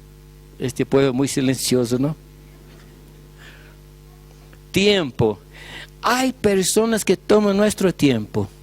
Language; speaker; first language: Spanish; non-native, fluent; Portuguese